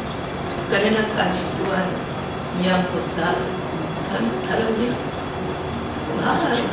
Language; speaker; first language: Indonesian; non-native, learner; Korean